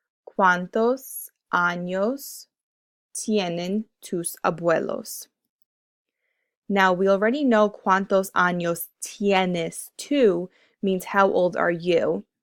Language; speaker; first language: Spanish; non-native, fluent; English